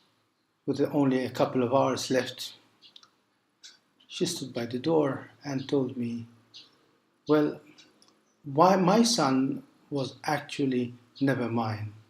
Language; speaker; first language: English; non-native, local second language; Maltese